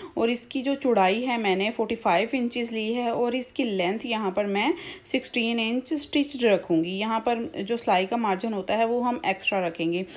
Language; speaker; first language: Urdu; native; Urdu